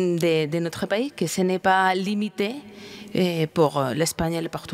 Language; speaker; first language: French; non-native, fluent; Spanish